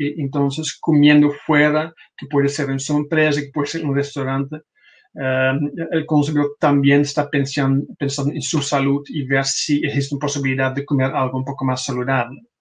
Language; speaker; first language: Spanish; non-native, fluent; Dutch